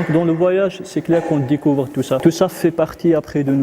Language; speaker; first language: French; non-native, local second language; Kabyle